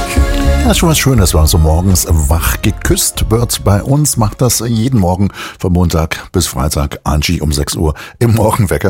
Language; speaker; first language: German; native; German